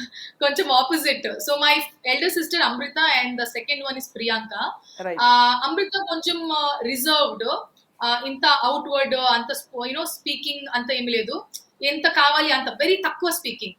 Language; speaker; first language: Telugu; non-native, local second language; Kannada